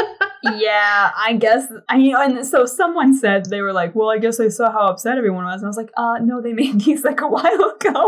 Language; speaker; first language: English; native; English